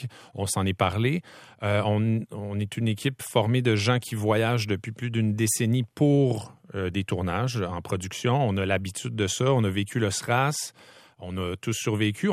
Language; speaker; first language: French; native; French